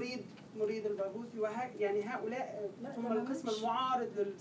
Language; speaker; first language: Arabic; native; Arabic